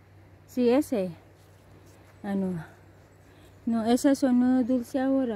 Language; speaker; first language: Spanish; non-native, learner; Filipino